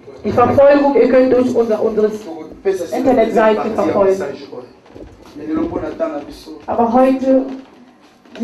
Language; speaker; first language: German; non-native, learner; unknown